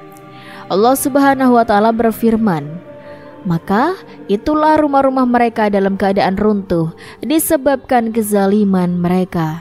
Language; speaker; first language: Indonesian; native; Indonesian